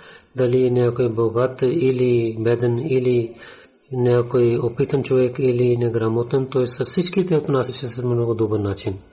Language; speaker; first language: Bulgarian; non-native, learner; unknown